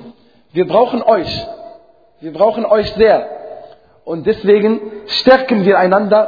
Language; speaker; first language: German; non-native, fluent; Arabic